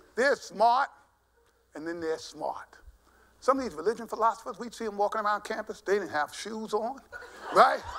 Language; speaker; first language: English; native; English